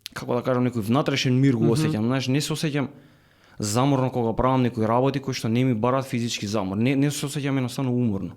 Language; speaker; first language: Macedonian; native; Macedonian